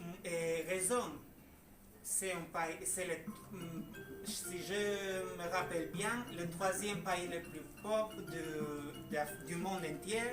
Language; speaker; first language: French; non-native, learner; Spanish